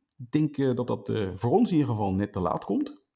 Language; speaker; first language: Dutch; native; Dutch